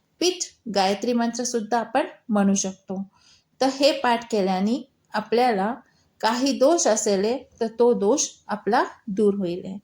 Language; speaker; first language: Marathi; non-native, local second language; Hindi